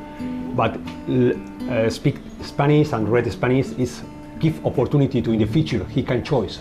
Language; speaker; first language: English; non-native, learner; Spanish